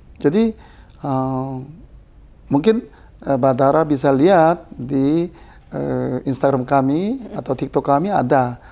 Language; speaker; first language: Indonesian; non-native, fluent; Korean